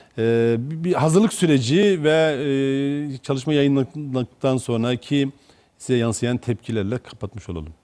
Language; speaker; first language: Turkish; native; Turkish